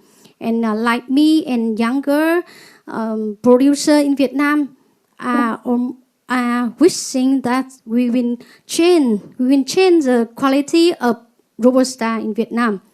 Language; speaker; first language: English; non-native, learner; Vietnamese